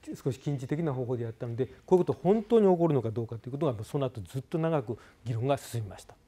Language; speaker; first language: Japanese; native; Japanese